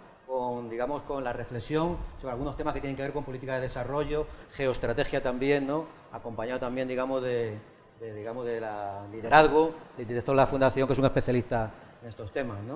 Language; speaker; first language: Spanish; native; Spanish